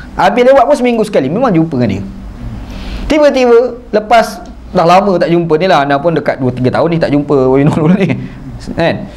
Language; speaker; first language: Malay; native; Malay